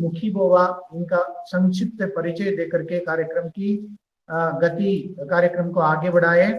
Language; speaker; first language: Hindi; non-native, local second language; Kannada